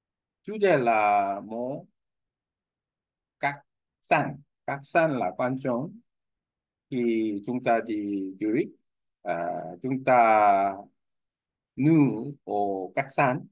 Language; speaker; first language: Vietnamese; non-native, learner; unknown